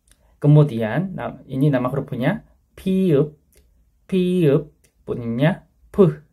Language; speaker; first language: Indonesian; non-native, fluent; Korean